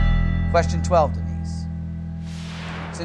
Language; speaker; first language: English; native; English